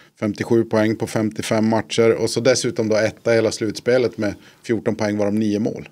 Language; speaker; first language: Swedish; native; Swedish